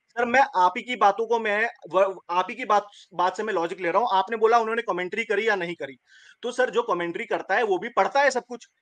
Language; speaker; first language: Hindi; native; Hindi